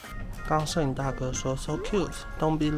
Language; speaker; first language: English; non-native, learner; Chinese